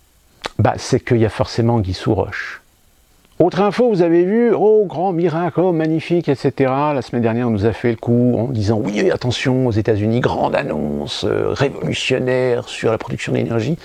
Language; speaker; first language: French; native; French